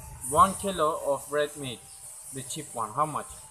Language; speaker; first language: English; non-native, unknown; Turkish